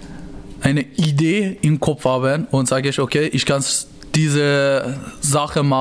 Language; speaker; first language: German; non-native, learner; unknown